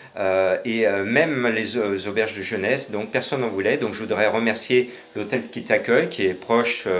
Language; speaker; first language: French; native; French